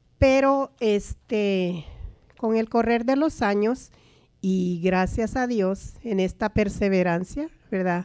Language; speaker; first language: Spanish; native; Spanish